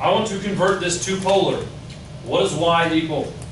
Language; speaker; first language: English; native; English